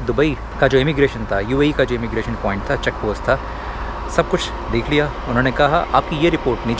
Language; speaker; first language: Hindi; native; Hindi